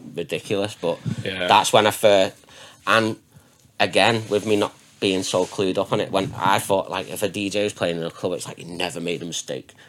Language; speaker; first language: English; native; English